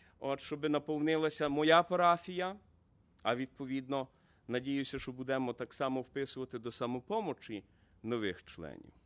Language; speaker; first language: Ukrainian; native; Ukrainian